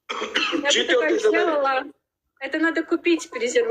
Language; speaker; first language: Russian; native; Russian